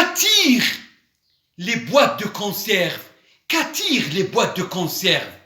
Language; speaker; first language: French; non-native, local second language; Arabic